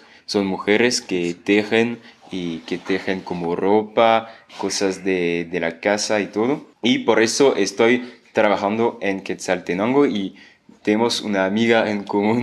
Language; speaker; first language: Spanish; non-native, fluent; French